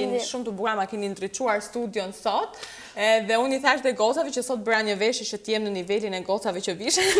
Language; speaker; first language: Albanian; native; Albanian